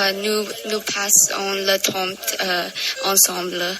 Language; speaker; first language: French; non-native, learner; English